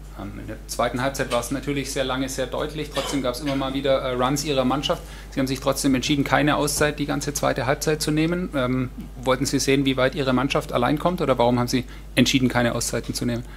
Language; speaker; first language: German; native; German